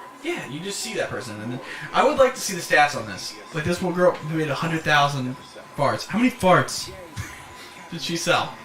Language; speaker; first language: English; native; English